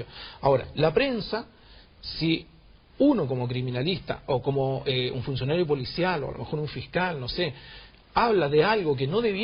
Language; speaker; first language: Spanish; native; Spanish